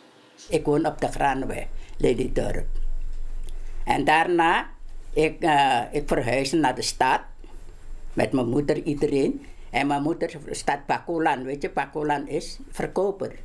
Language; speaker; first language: Dutch; non-native, local second language; Javanese